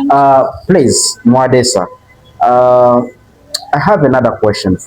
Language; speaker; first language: English; non-native, fluent; French